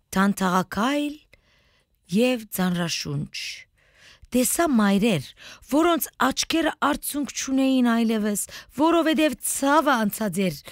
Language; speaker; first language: Armenian; native; Armenian